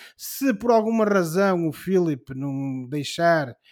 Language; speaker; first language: Portuguese; native; Portuguese